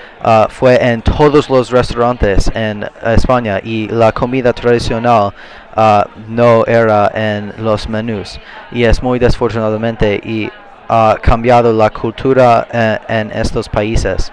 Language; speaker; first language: Spanish; non-native, learner; English